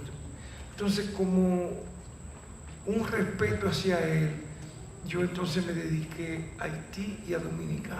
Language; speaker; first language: Spanish; native; Spanish